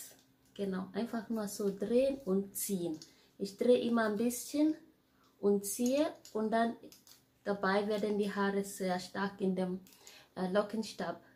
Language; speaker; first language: German; non-native, fluent; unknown